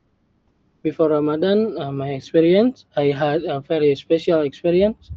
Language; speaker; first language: English; non-native, learner; Indonesian